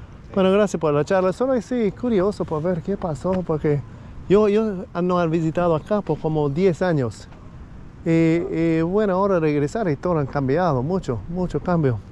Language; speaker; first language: Spanish; non-native, learner; English